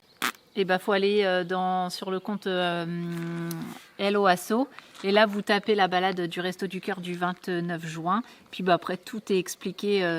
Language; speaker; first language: French; native; French